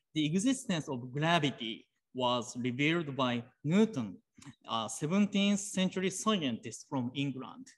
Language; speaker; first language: English; non-native, fluent; Japanese